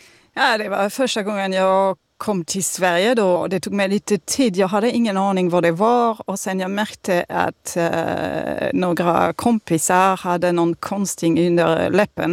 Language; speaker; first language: Swedish; non-native, fluent; French